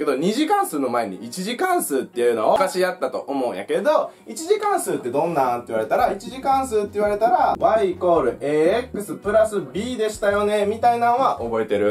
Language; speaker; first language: Japanese; native; Japanese